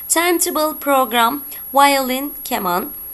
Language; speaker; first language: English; non-native, fluent; Turkish